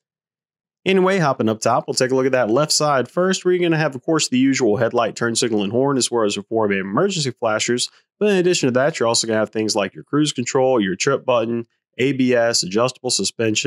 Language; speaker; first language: English; native; English